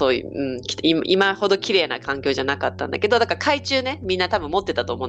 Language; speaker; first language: Japanese; native; Japanese